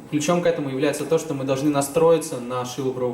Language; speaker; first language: Russian; native; Russian